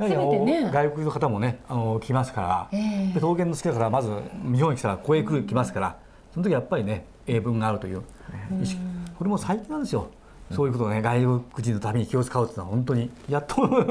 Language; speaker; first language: Japanese; native; Japanese